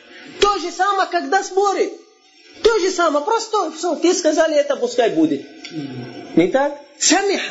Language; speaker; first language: Russian; non-native, fluent; Arabic